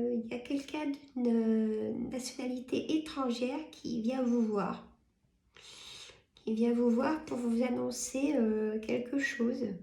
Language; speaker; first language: French; native; French